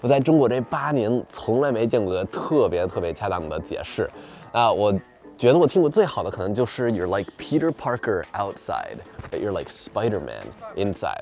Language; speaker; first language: Chinese; non-native, fluent; English